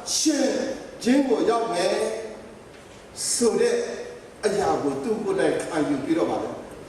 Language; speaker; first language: Burmese; non-native, local second language; Kachin